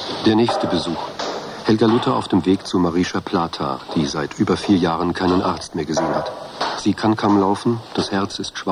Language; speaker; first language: German; native; German